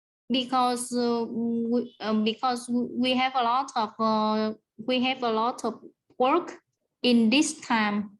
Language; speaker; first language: English; non-native, learner; Vietnamese